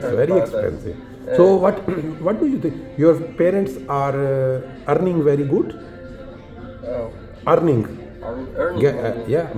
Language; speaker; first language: English; non-native, learner; Urdu